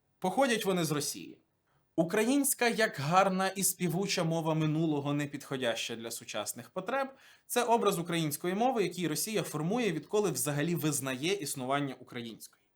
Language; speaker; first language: Ukrainian; native; Ukrainian